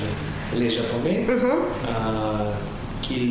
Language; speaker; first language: French; non-native, learner; Russian